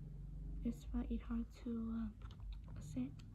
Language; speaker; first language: English; non-native, learner; Vietnamese